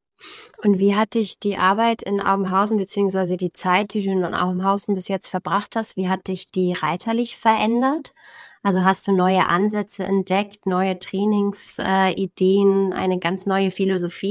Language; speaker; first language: German; native; German